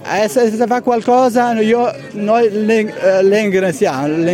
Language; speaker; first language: Italian; non-native, learner; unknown